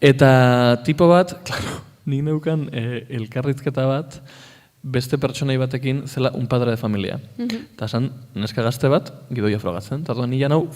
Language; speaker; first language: Basque; native; Basque